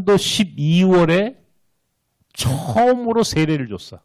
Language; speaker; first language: Korean; native; Korean